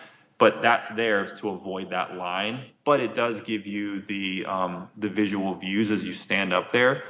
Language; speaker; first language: English; native; English